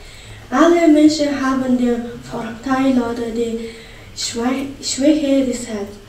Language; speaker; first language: German; non-native, learner; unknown